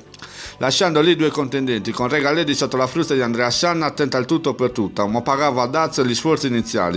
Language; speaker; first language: Italian; native; Italian